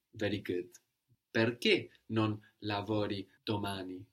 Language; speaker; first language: Italian; non-native, fluent; English